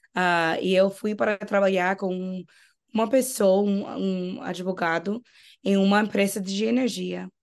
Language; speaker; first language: Portuguese; non-native, fluent; English